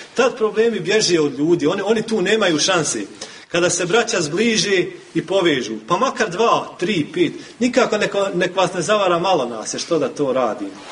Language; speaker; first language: Bosnian; native; Bosnian